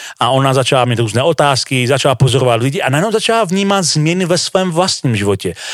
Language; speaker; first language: Czech; native; Czech